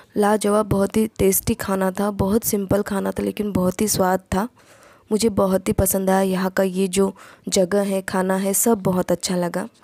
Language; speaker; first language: Hindi; non-native, local second language; Marathi